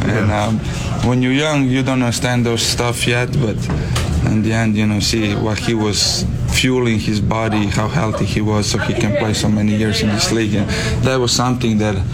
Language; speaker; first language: English; non-native, fluent; Slovenian